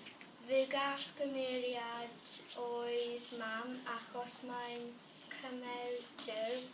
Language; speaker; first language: Welsh; non-native, learner; English